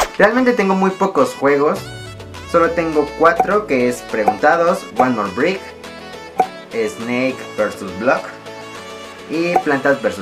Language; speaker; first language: Spanish; native; Spanish